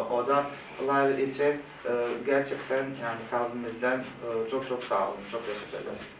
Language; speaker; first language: Turkish; non-native, fluent; Bosnian